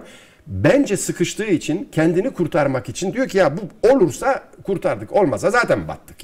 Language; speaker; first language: Turkish; native; Turkish